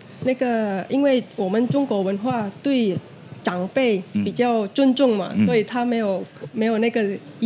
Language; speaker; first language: Chinese; non-native, fluent; Indonesian